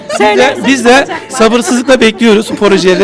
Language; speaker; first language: Turkish; native; Turkish